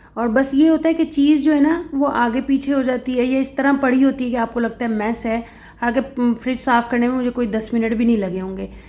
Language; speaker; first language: Urdu; non-native, local second language; Punjabi